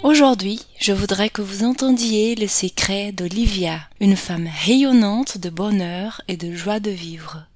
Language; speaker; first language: French; non-native, fluent; Portuguese